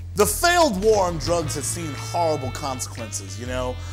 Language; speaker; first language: English; native; English